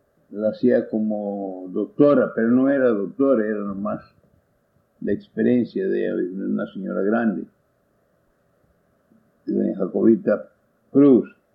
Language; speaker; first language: Spanish; early bilingual, heritage; Spanish